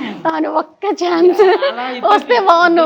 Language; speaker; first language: Telugu; native; Telugu